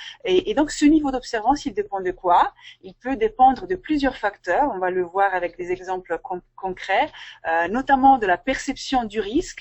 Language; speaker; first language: French; native; French